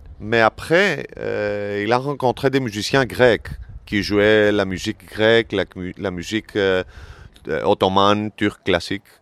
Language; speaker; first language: French; non-native, learner; Greek